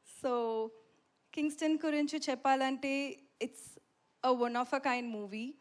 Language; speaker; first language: Telugu; non-native, learner; Tamil